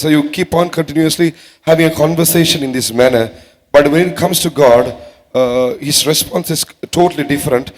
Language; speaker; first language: English; non-native, local second language; Tamil